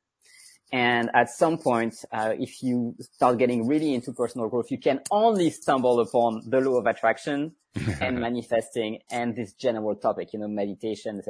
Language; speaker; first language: English; non-native, fluent; French